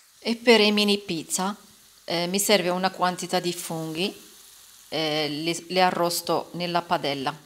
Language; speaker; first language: Italian; non-native, learner; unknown